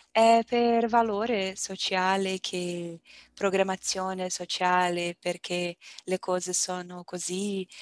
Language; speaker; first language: Italian; non-native, learner; Portuguese